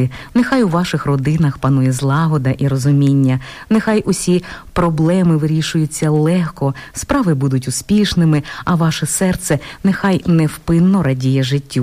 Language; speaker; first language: Ukrainian; native; Ukrainian